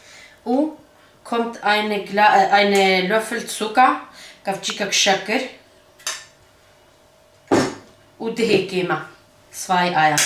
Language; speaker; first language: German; non-native, learner; Kurdish